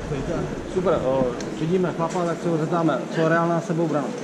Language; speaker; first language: Czech; native; Czech